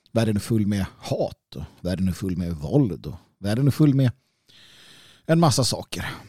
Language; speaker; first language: Swedish; native; Swedish